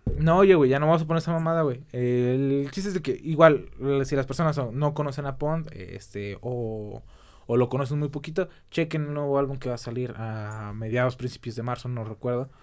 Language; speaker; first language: Spanish; native; Spanish